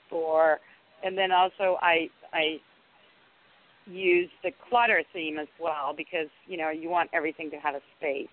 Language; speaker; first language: English; non-native, fluent; Danish